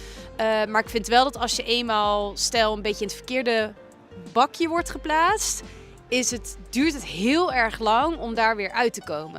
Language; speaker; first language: Dutch; native; Dutch